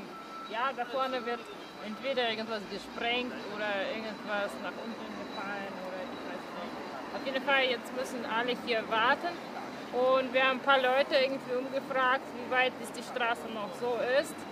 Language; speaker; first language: German; non-native, fluent; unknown